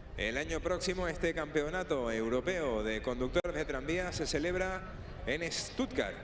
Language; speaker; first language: Spanish; native; Spanish